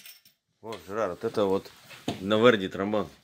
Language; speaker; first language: Russian; native; Russian